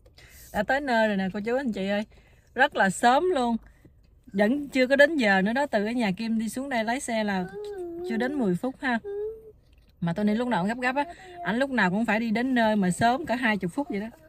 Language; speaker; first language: Vietnamese; native; Vietnamese